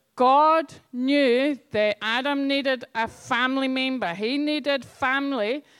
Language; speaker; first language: English; native; English